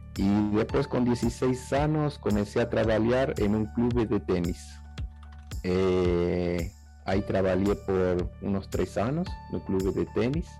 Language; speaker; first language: Portuguese; non-native, learner; Spanish